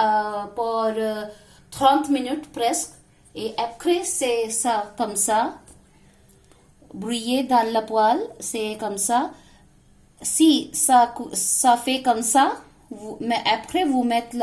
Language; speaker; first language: French; non-native, learner; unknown